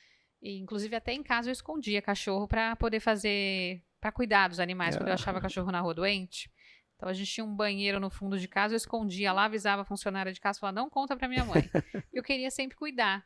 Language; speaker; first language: Portuguese; native; Portuguese